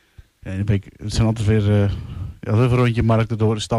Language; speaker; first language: Dutch; native; Dutch